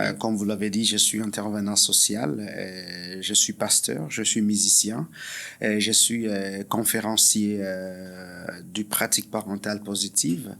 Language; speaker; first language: French; non-native, local second language; Swahili